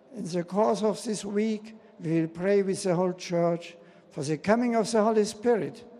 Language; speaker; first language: English; non-native, fluent; German